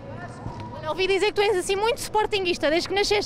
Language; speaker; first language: Portuguese; native; Portuguese